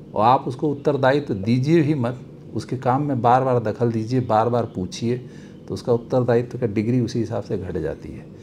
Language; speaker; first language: Hindi; native; Hindi